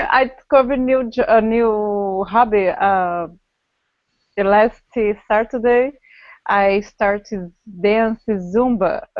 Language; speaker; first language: English; non-native, learner; Portuguese